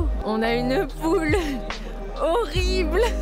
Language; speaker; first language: French; native; French